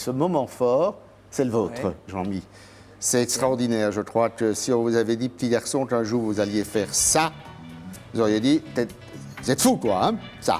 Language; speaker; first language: French; native; French